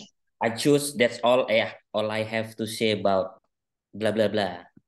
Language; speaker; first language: English; non-native, learner; Indonesian